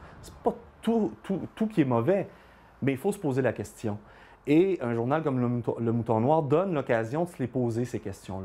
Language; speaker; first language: French; native; French